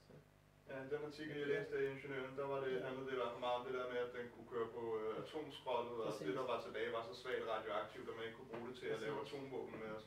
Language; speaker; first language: Danish; native; Danish